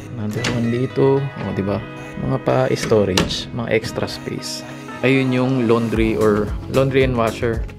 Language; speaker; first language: Filipino; native; Filipino